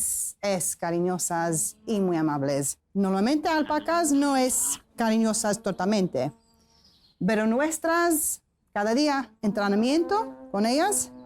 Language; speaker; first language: Spanish; non-native, learner; English